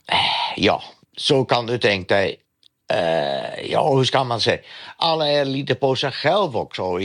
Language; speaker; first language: Swedish; non-native, fluent; Dutch